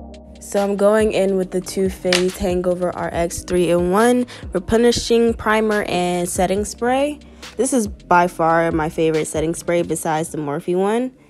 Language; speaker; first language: English; native; English